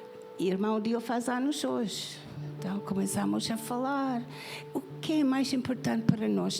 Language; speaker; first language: Portuguese; non-native, fluent; English